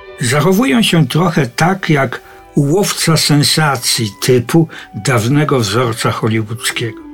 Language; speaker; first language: Polish; native; Polish